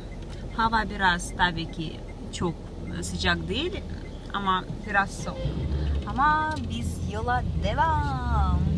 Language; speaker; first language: Turkish; non-native, learner; Russian